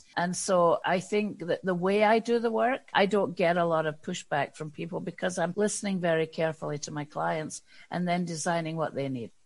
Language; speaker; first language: English; native; English